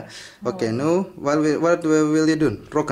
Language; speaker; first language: Dutch; non-native, learner; Indonesian